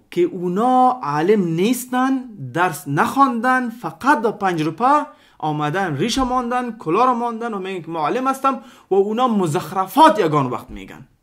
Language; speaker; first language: Persian; non-native, local second language; Pashto